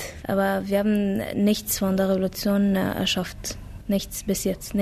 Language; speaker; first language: German; non-native, fluent; Arabic